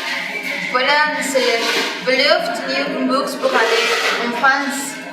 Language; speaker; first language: French; non-native, learner; Spanish